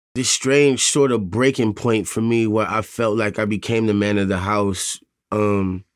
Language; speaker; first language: English; native; English